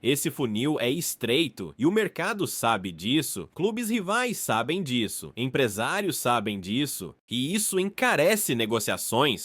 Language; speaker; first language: Portuguese; native; Portuguese